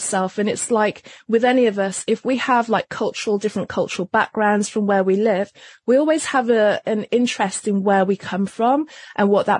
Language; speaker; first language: English; native; English